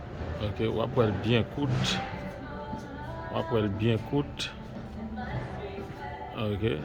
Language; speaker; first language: French; non-native, learner; Haitian Creole